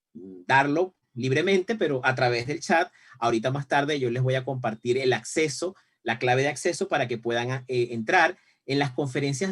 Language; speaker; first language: Spanish; native; Spanish